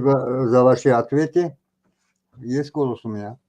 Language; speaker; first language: Russian; non-native, local second language; Tajik